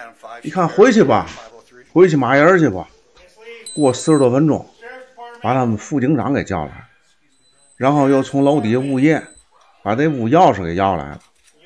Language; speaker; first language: Chinese; native; Chinese